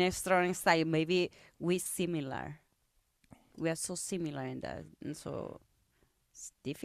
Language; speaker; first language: English; non-native, learner; Spanish